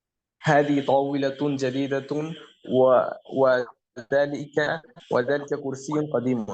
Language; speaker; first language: Arabic; non-native, learner; Bangla